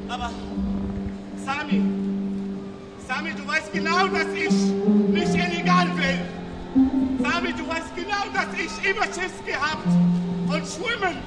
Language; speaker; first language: German; non-native, learner; Arabic